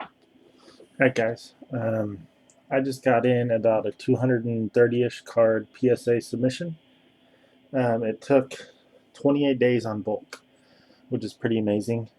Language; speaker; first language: English; native; English